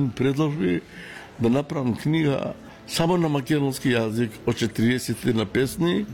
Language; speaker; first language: Macedonian; non-native, local second language; Romany